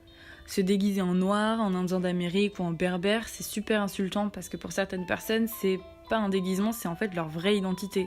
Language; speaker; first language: French; native; French